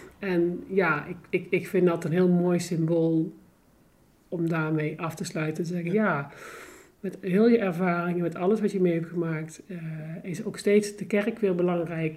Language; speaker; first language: Dutch; native; Dutch